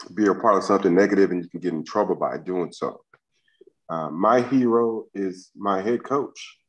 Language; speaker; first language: English; native; English